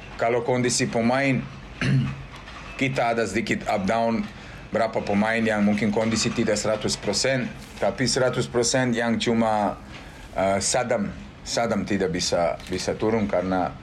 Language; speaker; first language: Indonesian; non-native, fluent; Serbian